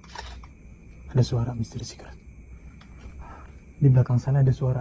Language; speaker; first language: Indonesian; native; Indonesian